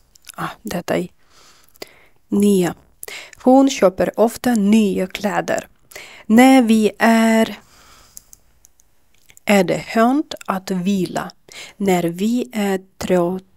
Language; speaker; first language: Swedish; non-native, learner; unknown